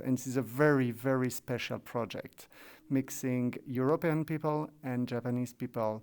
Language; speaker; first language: English; non-native, fluent; French